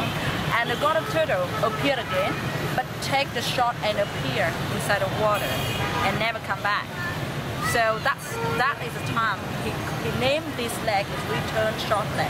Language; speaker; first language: English; non-native, learner; Vietnamese